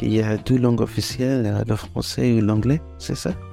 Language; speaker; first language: French; non-native, fluent; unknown